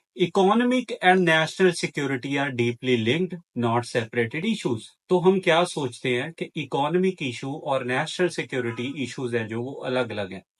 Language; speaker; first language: Hindi; native; Hindi